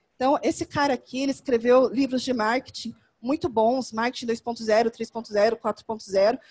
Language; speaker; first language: Portuguese; native; Portuguese